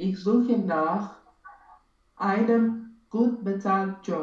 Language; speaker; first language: German; non-native, learner; Romanian